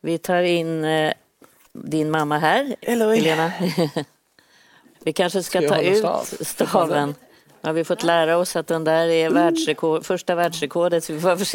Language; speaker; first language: Swedish; native; Swedish